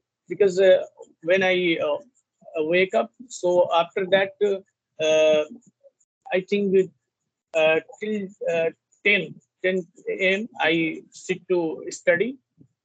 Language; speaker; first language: English; non-native, learner; Hindi